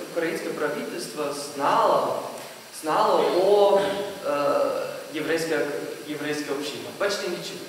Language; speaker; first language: Russian; non-native, fluent; German